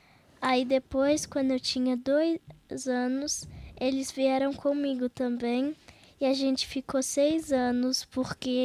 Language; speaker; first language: Portuguese; early bilingual, heritage; Portuguese